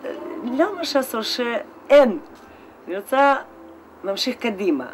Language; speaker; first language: Hebrew; non-native, learner; Russian